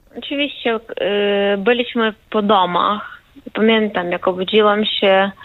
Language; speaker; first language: Polish; non-native, fluent; Ukrainian